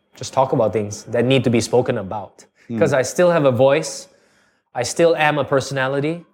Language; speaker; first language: English; native; English